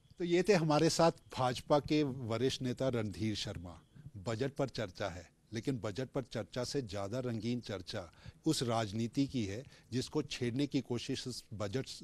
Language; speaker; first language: Hindi; native; Hindi